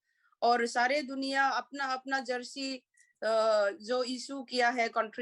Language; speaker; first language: Hindi; non-native, local second language; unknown